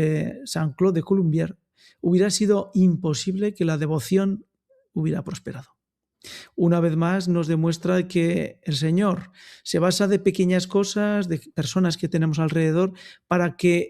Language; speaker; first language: Spanish; native; Spanish